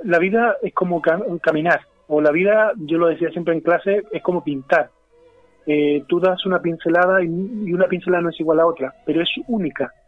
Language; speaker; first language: Spanish; native; Spanish